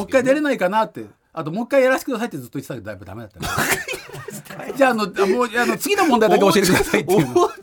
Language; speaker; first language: Japanese; native; Japanese